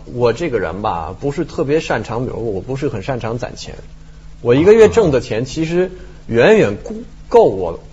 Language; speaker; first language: Chinese; non-native, fluent; French